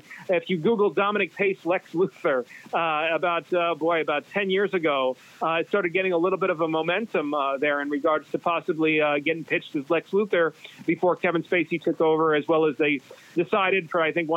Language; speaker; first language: English; native; English